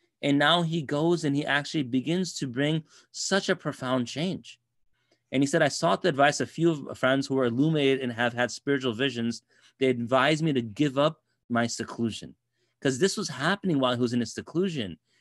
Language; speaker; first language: English; native; English